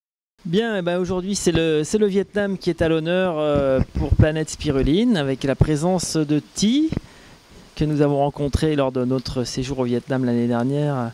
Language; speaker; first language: French; native; French